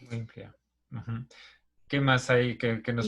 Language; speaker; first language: Spanish; native; Spanish